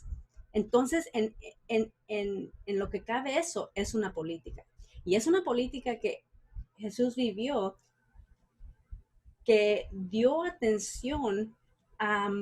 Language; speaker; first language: Spanish; early bilingual, heritage; Spanish